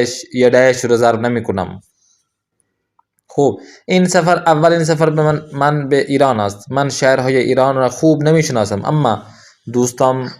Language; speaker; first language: Persian; non-native, fluent; Urdu